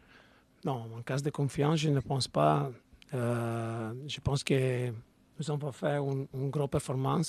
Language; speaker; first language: French; non-native, fluent; Italian